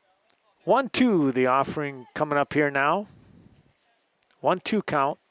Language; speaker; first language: English; native; English